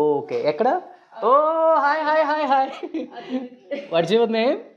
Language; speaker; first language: Telugu; native; Telugu